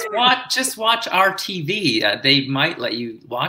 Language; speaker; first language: English; native; English